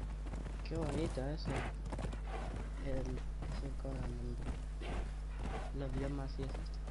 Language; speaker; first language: Spanish; native; Spanish